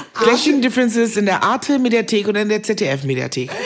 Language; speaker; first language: German; native; German